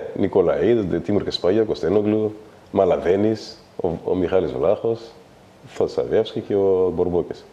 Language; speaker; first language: Greek; non-native, fluent; Kabuverdianu